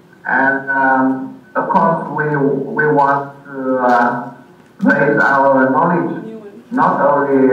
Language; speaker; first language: English; non-native, learner; Vietnamese